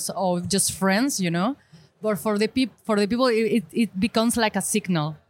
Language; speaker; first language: English; non-native, learner; Spanish